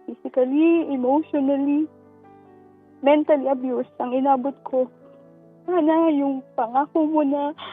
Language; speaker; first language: Filipino; native; Filipino